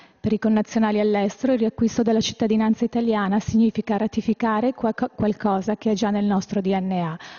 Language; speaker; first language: Italian; native; Italian